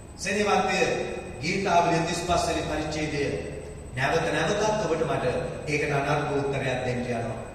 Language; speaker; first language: Sinhala; native; Sinhala